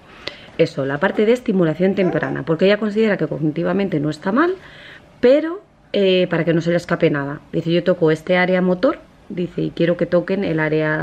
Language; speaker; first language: Spanish; native; Spanish